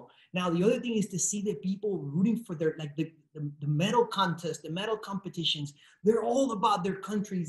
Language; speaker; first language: English; non-native, fluent; Spanish